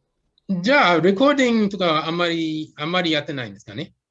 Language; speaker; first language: Japanese; non-native, fluent; English